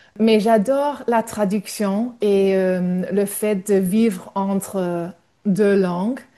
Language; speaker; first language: French; non-native, fluent; English